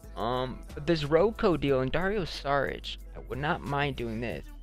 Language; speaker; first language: English; native; English